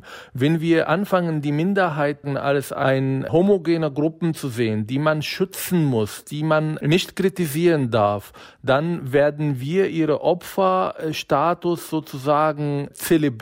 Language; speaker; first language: German; non-native, fluent; Arabic